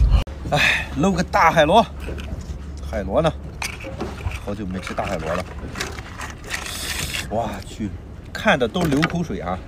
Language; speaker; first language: Chinese; native; Chinese